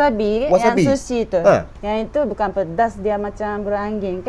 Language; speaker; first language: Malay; non-native, fluent; Japanese